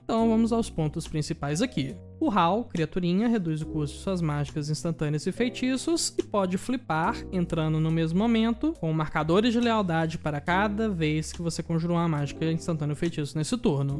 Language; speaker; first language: Portuguese; native; Portuguese